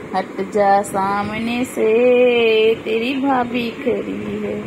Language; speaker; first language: Hindi; non-native, local second language; Bangla